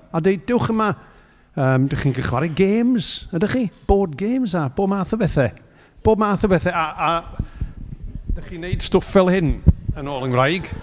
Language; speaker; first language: Welsh; native; Welsh